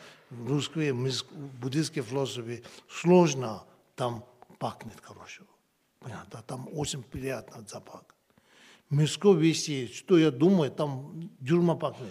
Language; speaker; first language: Russian; non-native, learner; Tibetan